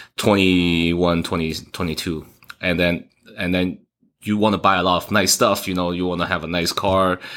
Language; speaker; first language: English; early bilingual, other home language; Cantonese